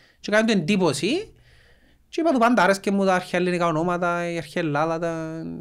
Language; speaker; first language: Greek; native; Greek